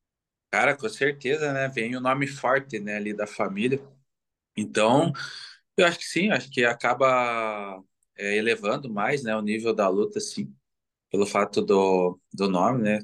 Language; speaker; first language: Portuguese; native; Portuguese